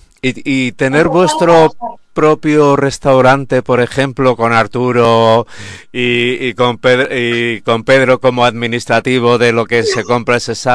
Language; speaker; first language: Spanish; native; Spanish